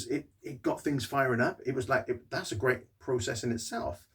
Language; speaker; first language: English; native; English